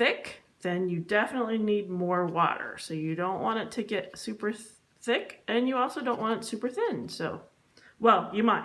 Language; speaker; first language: English; native; English